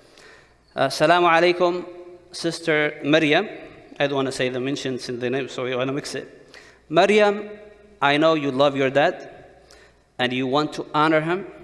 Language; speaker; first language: English; non-native, fluent; Arabic